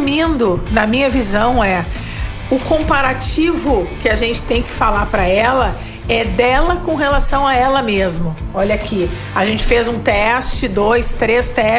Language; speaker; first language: Portuguese; native; Portuguese